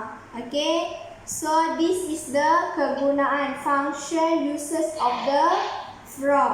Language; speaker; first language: English; non-native, learner; Malay